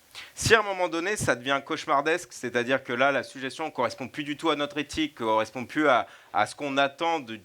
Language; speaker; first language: French; native; French